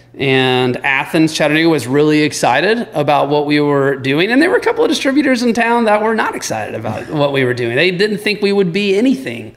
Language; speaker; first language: English; native; English